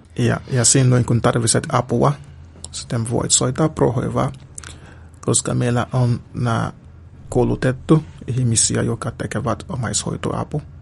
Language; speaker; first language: Finnish; non-native, fluent; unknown